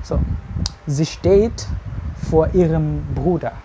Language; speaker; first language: German; non-native, fluent; Indonesian